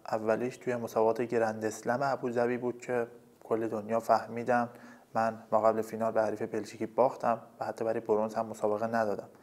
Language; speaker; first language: Persian; native; Persian